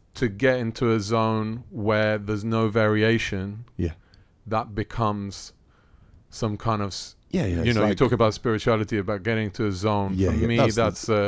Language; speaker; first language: English; early bilingual, other home language; Italian